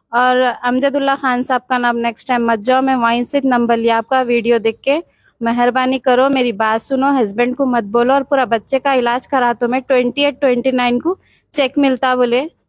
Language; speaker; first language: Hindi; non-native, local second language; Urdu